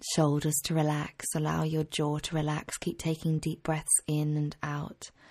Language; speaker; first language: English; native; English